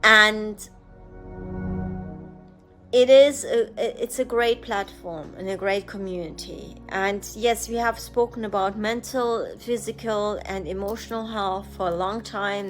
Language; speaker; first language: English; non-native, fluent; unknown